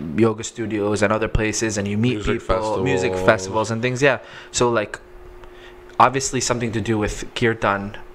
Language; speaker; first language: English; native; English